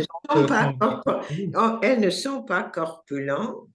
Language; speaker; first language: French; non-native, learner; English